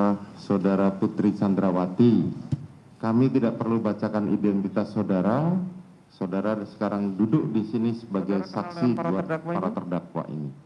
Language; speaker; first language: Indonesian; native; Indonesian